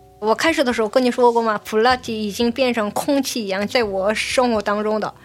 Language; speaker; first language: Chinese; non-native, fluent; Korean